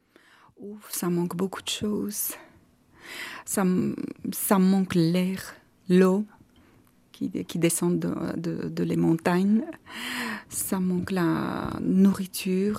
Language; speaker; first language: French; non-native, fluent; Armenian